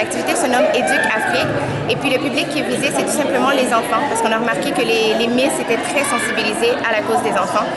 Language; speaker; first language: French; native; French